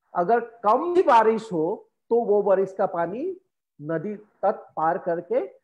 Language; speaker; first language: Hindi; non-native, local second language; Assamese